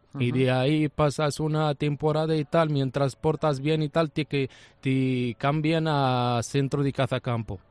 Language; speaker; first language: Spanish; non-native, fluent; Arabic